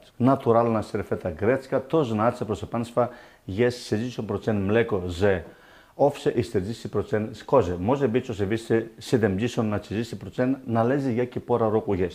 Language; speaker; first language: Polish; non-native, learner; Greek